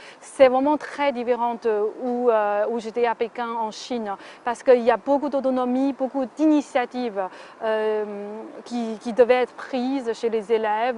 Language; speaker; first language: French; non-native, fluent; Chinese